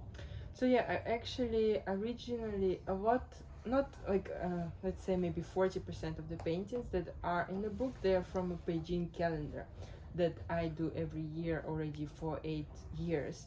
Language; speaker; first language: English; non-native, fluent; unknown